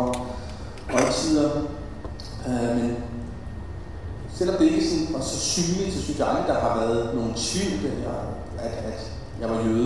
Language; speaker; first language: Danish; early bilingual, other home language; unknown